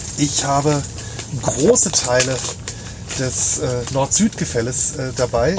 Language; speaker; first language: German; native; German